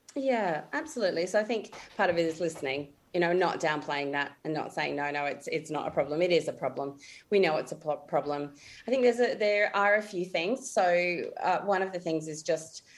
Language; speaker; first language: English; native; English